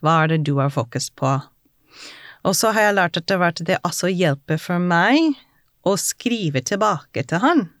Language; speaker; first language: Norwegian; non-native, fluent; English